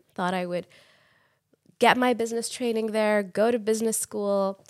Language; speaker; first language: English; non-native, local second language; Urdu